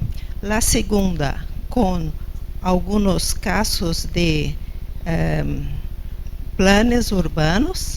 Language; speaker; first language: Spanish; non-native, fluent; Portuguese